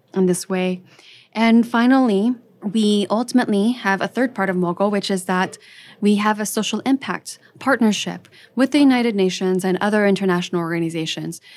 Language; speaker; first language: English; early bilingual, other home language; French